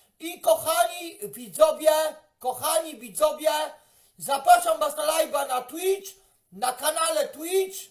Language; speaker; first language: Polish; native; Polish